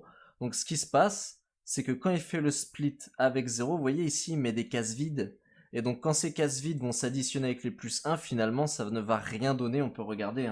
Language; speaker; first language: French; native; French